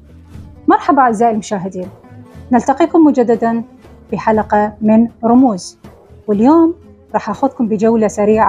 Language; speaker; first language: Arabic; non-native, local second language; Kurdish